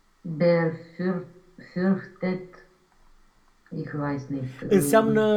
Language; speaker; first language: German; non-native, learner; Romanian